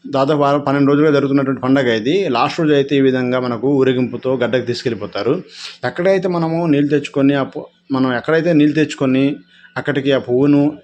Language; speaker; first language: Telugu; non-native, local second language; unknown